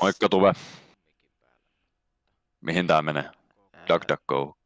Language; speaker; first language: Finnish; native; Finnish